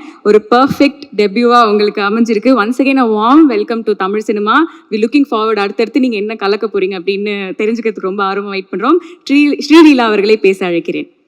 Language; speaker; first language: Tamil; native; Tamil